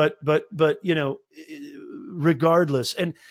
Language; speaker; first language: English; native; English